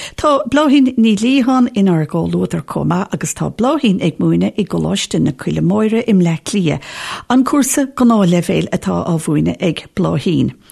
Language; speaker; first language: Irish; native; Irish